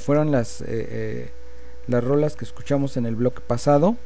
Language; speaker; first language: Spanish; native; Spanish